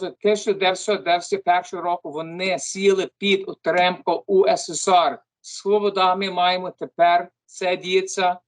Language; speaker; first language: Ukrainian; early bilingual, heritage; English